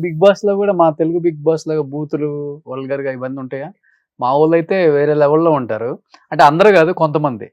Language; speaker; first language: Telugu; native; Telugu